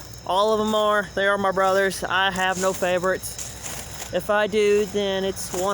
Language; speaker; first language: English; native; English